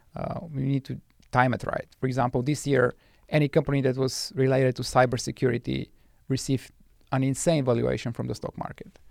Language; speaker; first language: English; non-native, fluent; Bulgarian